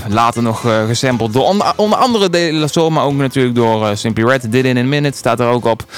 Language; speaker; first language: Dutch; native; Dutch